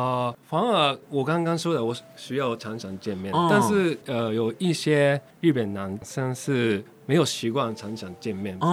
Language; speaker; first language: Chinese; non-native, fluent; Japanese